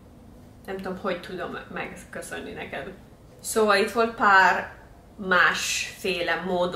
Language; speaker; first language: Hungarian; early bilingual, heritage; English